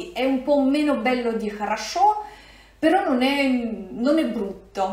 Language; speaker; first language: Italian; non-native, fluent; Russian